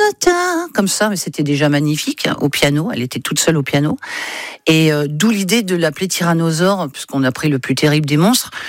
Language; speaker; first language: French; native; French